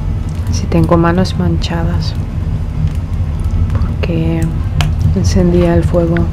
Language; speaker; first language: Spanish; non-native, fluent; Russian